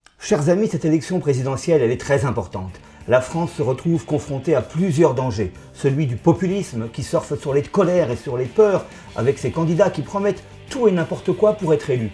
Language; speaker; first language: French; native; French